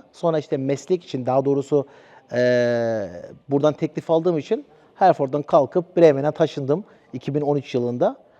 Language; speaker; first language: Turkish; early bilingual, heritage; Turkish